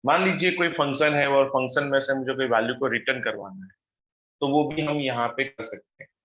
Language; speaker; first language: Hindi; non-native, local second language; Gujarati